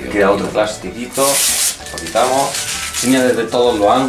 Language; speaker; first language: Spanish; native; Spanish